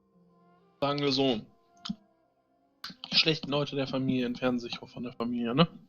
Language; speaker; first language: German; native; German